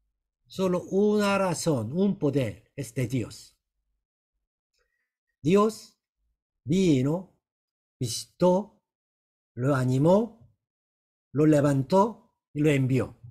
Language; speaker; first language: Spanish; non-native, learner; Korean